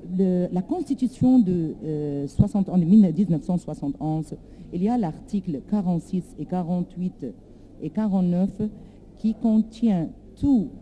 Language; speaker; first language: French; non-native, learner; Arabic